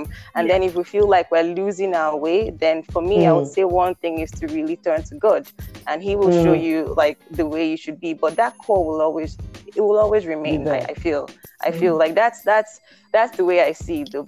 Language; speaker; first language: English; non-native, local second language; Igbo